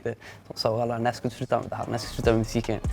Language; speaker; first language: Swedish; early bilingual, other home language; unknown